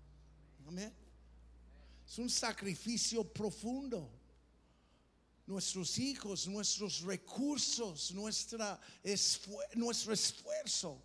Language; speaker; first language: Spanish; non-native, fluent; English